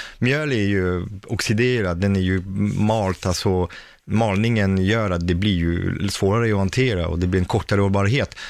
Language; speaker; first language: Swedish; non-native, fluent; French